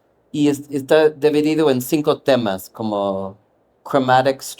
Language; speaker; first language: Spanish; non-native, fluent; English